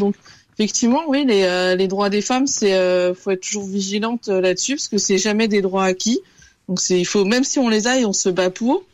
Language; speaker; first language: French; native; French